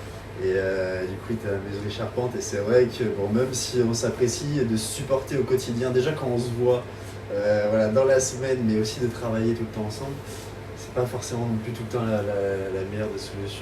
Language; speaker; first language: French; native; French